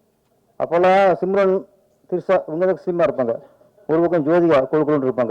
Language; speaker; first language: Tamil; native; Tamil